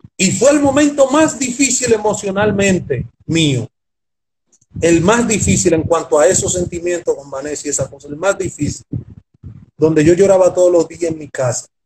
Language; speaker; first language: Spanish; native; Spanish